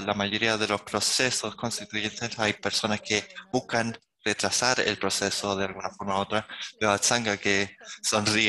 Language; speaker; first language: Spanish; non-native, fluent; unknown